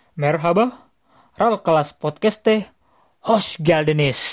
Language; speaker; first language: Turkish; non-native, learner; Indonesian